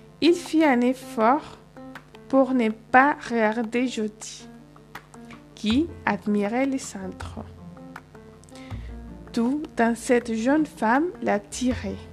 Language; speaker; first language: French; non-native, fluent; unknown